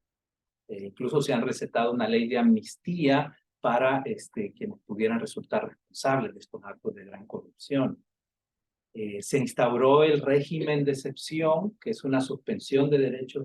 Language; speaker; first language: Spanish; native; Spanish